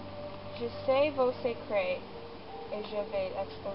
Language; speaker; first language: French; non-native, learner; English